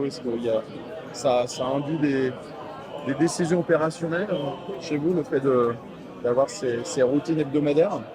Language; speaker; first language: French; native; French